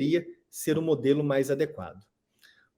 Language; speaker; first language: Portuguese; native; Portuguese